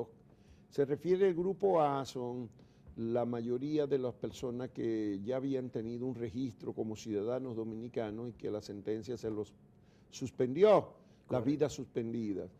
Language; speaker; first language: Spanish; native; Spanish